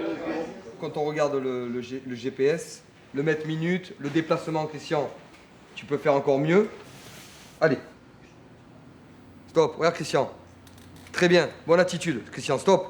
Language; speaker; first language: French; native; French